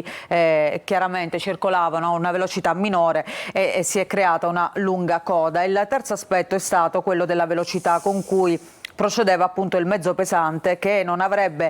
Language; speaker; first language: Italian; native; Italian